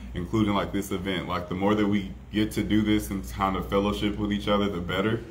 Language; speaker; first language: English; native; English